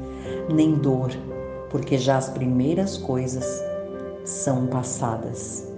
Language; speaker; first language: Portuguese; native; Portuguese